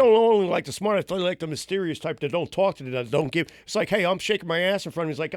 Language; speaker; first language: English; native; English